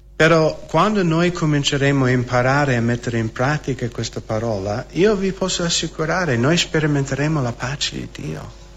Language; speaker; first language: Italian; non-native, fluent; English